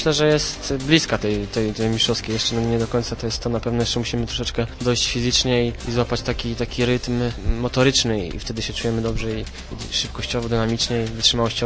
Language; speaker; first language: Polish; native; Polish